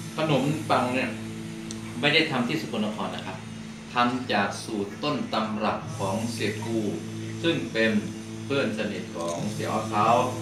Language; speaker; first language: Thai; native; Thai